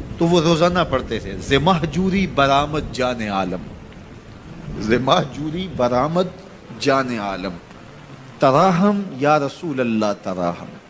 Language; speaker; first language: Urdu; non-native, local second language; Punjabi